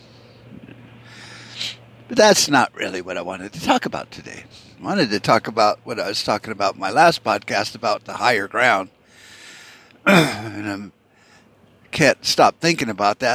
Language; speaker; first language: English; native; English